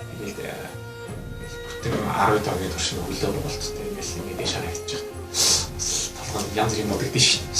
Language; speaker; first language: Mongolian; native; Mongolian